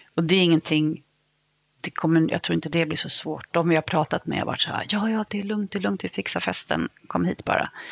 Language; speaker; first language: Swedish; native; Swedish